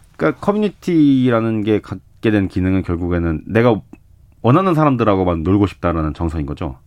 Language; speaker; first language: Korean; native; Korean